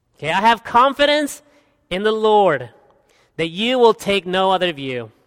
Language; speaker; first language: English; early bilingual, other home language; Spanish